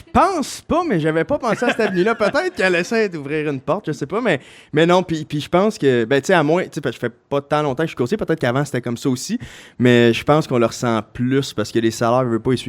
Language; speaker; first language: French; native; French